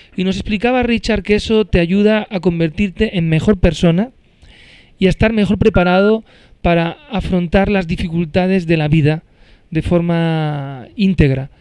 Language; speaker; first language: Spanish; native; Spanish